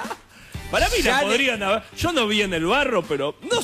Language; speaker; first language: Spanish; native; Spanish